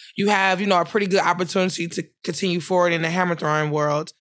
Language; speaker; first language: English; native; English